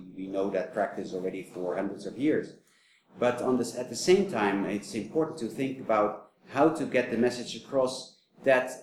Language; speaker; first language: English; non-native, fluent; Dutch